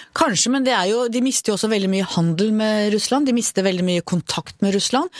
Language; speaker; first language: Norwegian; native; Norwegian